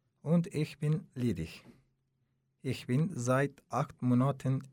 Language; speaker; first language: German; non-native, learner; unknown